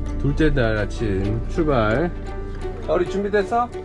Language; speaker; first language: Korean; native; Korean